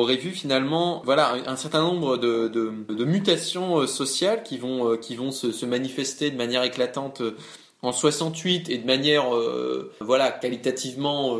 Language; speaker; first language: French; native; French